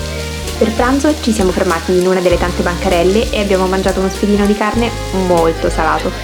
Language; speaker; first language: Italian; native; Italian